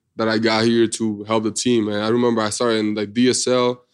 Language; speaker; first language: English; early bilingual, other home language; Spanish